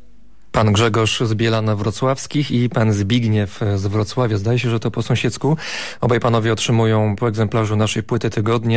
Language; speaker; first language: Polish; native; Polish